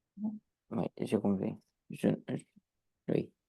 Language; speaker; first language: French; non-native, learner; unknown